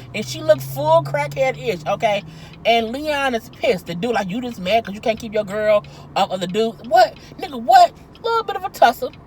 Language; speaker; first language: English; native; English